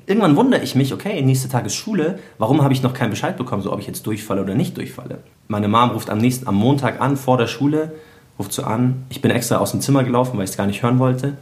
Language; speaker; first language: German; early bilingual, other home language; Arabic